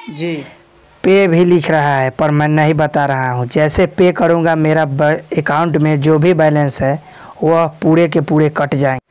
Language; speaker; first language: Hindi; native; Hindi